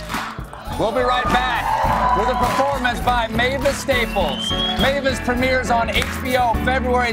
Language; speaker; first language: English; native; English